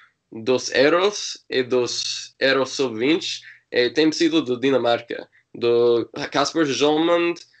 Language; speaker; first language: Portuguese; non-native, learner; English